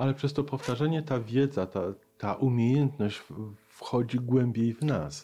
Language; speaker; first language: Polish; native; Polish